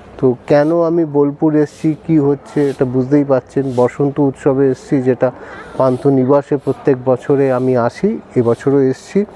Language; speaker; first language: Bangla; native; Bangla